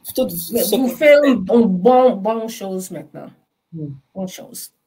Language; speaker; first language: French; non-native, learner; English